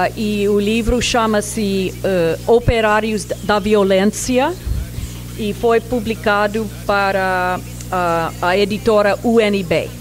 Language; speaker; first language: Portuguese; non-native, fluent; English